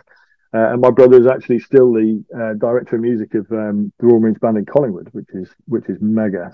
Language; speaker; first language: English; native; English